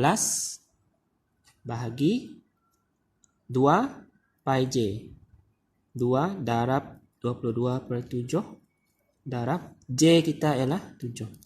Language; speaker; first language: Malay; native; Malay